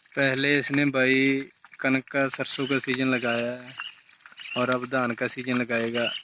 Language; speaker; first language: Hindi; non-native, local second language; Punjabi